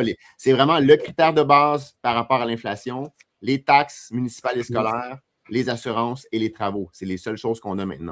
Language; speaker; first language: French; native; French